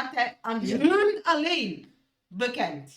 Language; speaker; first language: Dutch; non-native, fluent; Indonesian